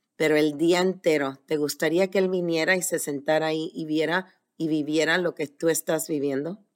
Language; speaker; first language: Spanish; native; Spanish